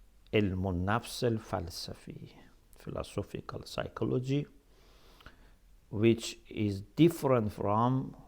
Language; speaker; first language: English; non-native, fluent; Persian